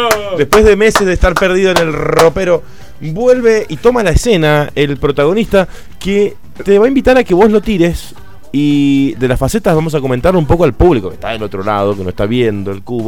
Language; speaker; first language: Spanish; native; Spanish